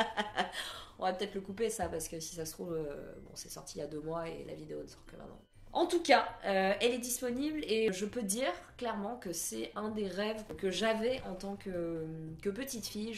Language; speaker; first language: French; native; French